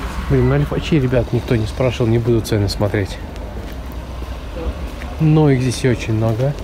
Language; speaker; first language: Russian; native; Russian